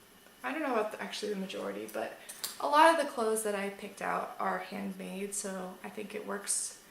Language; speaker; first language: English; native; English